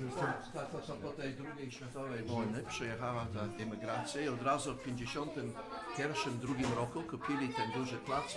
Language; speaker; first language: Polish; early bilingual, heritage; Polish